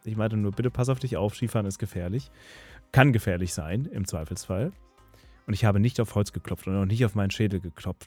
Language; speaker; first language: German; native; German